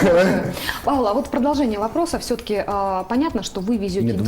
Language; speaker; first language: Russian; native; Russian